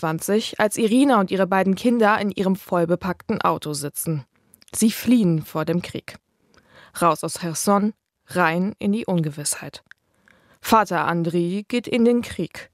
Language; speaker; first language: German; native; German